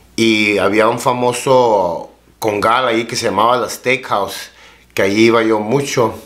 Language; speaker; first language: Spanish; early bilingual, heritage; Spanish